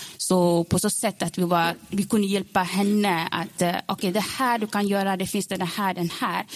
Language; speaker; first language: Swedish; non-native, learner; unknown